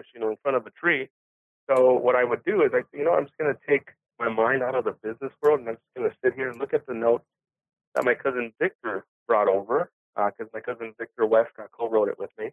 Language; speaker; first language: English; early bilingual, other home language; Spanish